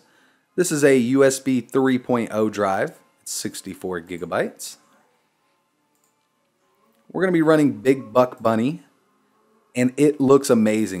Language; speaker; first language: English; native; English